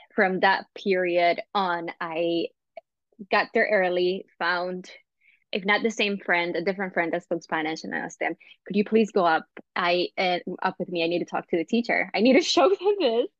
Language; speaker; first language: English; non-native, fluent; Spanish